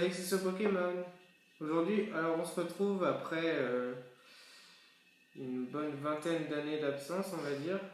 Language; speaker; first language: French; native; French